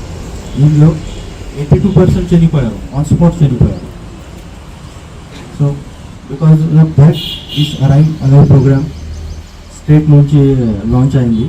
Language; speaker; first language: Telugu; non-native, learner; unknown